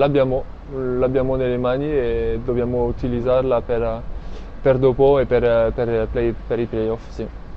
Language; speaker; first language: Italian; non-native, fluent; French